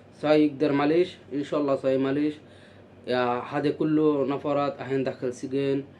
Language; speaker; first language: Arabic; non-native, learner; Bangla